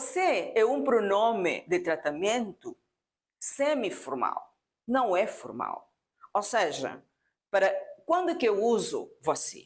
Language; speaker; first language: Portuguese; non-native, fluent; Spanish